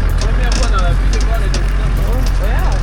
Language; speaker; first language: French; native; French